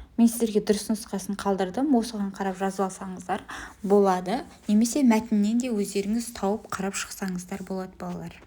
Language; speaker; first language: Kazakh; native; Kazakh